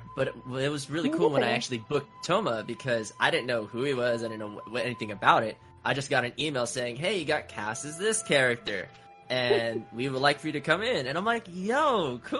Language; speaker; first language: English; native; English